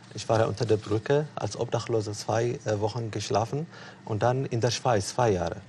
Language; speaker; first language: German; non-native, fluent; Tigrinya